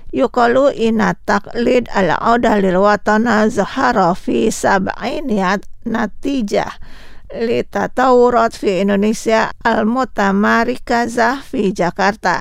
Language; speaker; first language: Arabic; non-native, fluent; Indonesian